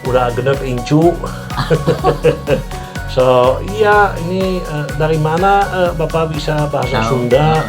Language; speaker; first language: Indonesian; non-native, fluent; Dutch